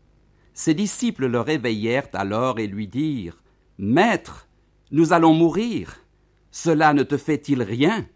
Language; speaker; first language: French; native; French